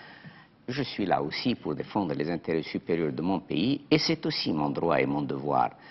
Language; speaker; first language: French; non-native, local second language; Arabic